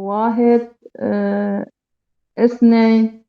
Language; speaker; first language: Arabic; non-native, learner; Persian